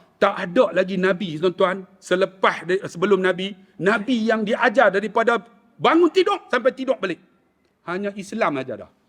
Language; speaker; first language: Malay; native; Malay